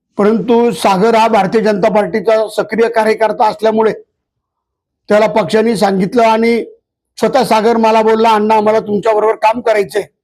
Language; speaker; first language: Marathi; native; Marathi